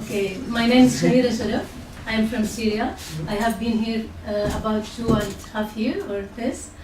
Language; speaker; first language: English; non-native, learner; Arabic